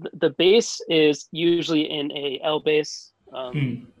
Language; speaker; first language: English; native; English